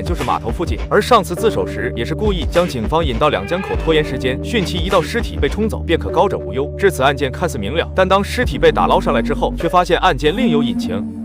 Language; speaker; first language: Chinese; native; Chinese